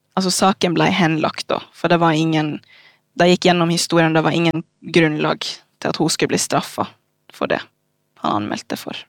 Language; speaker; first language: Norwegian; early bilingual, other home language; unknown